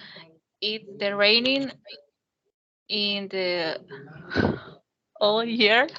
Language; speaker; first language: English; non-native, learner; Spanish